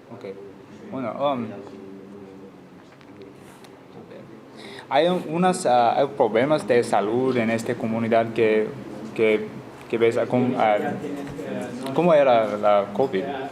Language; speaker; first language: Spanish; non-native, learner; English